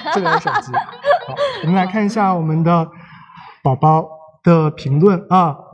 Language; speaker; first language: Chinese; native; Chinese